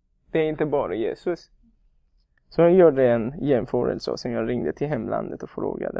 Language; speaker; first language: Swedish; non-native, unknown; Persian